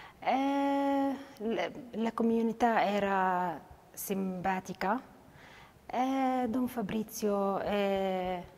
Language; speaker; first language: Italian; non-native, learner; Arabic